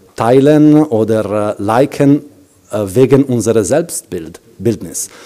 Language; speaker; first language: German; non-native, fluent; Italian